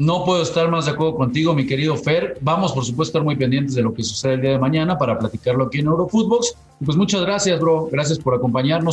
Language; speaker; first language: Spanish; native; Spanish